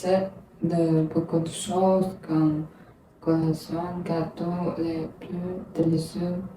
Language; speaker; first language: French; non-native, learner; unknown